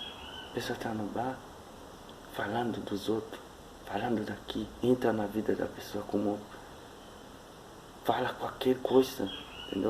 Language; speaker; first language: Portuguese; non-native, fluent; Haitian Creole